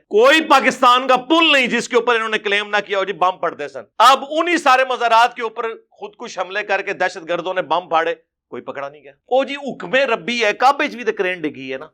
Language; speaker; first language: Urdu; non-native, local second language; Punjabi